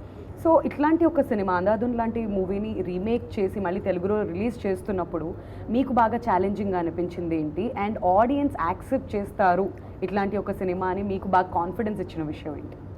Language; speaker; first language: Telugu; native; Telugu